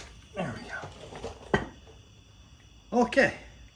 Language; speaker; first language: English; native; English